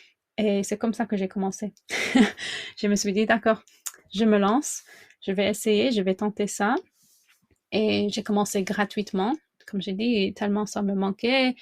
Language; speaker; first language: French; non-native, fluent; English